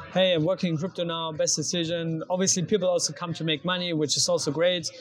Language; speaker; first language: English; non-native, fluent; German